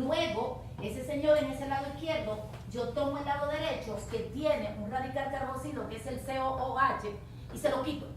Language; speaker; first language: Spanish; native; Spanish